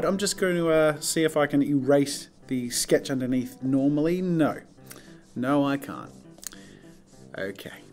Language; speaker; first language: English; native; English